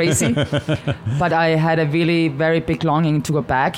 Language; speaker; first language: English; non-native, fluent; German